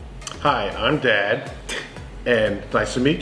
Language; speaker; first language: English; native; English